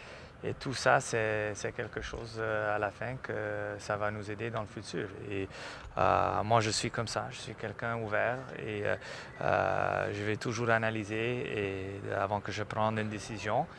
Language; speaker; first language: French; non-native, local second language; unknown